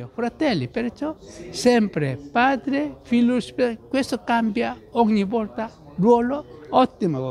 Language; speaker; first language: Italian; non-native, learner; Portuguese